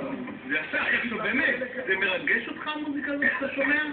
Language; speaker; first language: Hebrew; native; Hebrew